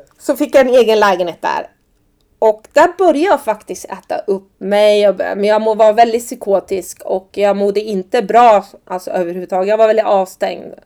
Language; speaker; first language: Swedish; early bilingual, other home language; Persian